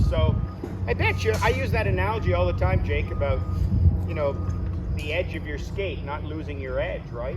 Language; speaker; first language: English; native; English